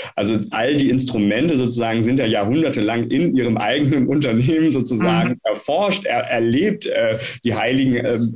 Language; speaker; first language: German; native; German